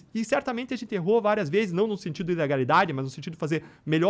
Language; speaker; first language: Portuguese; native; Portuguese